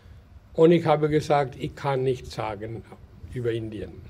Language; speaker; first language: German; non-native, learner; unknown